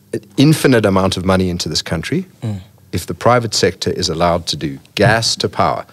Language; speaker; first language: English; native; English